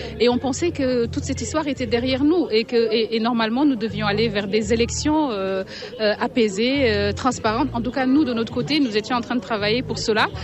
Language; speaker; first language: French; non-native, local second language; Wolof